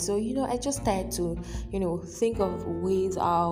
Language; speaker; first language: English; non-native, local second language; Yoruba